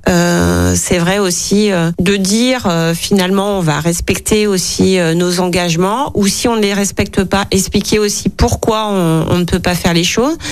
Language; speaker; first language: French; native; French